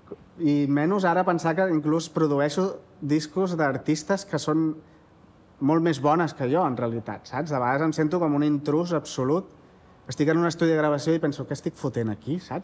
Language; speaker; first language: Catalan; native; Catalan